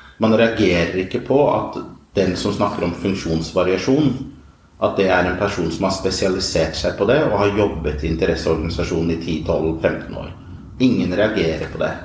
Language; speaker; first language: Norwegian; native; Norwegian